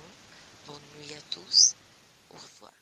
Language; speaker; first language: French; non-native, learner; Portuguese